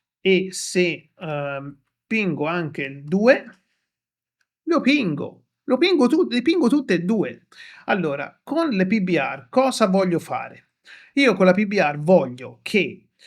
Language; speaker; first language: Italian; native; Italian